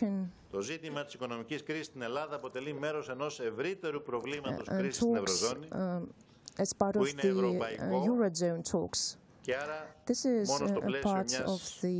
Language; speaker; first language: Greek; native; Greek